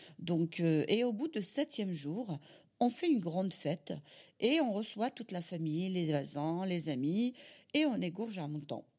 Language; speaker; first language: French; non-native, local second language; Kabyle